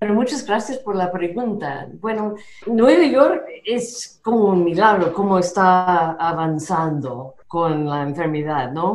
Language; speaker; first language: Spanish; non-native, fluent; English